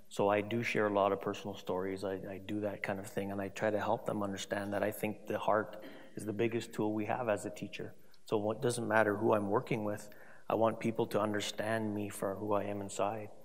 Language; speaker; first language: English; native; English